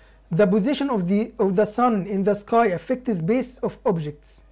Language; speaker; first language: English; non-native, fluent; Arabic